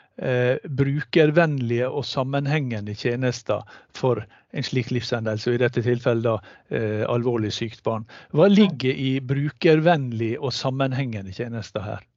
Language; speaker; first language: Norwegian; native; Norwegian